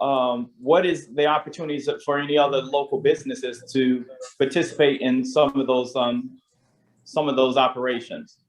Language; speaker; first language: English; native; English